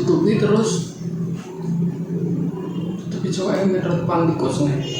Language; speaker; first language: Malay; non-native, local second language; Javanese